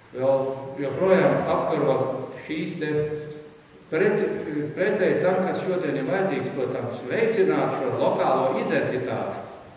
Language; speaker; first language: Latvian; native; Latvian